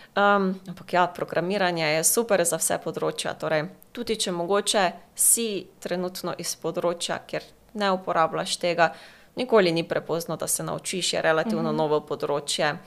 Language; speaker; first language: Slovenian; native; Slovenian